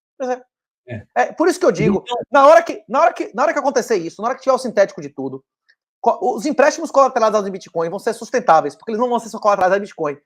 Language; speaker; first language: Portuguese; native; Portuguese